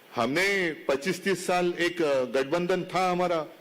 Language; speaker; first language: Hindi; non-native, local second language; Marathi